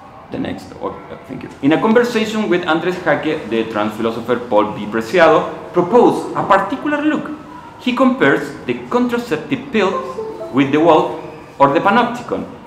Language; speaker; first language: English; non-native, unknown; Spanish